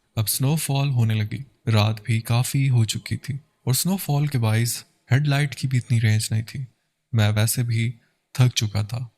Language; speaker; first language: Urdu; native; Urdu